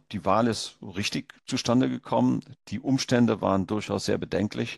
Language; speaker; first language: German; early bilingual, heritage; German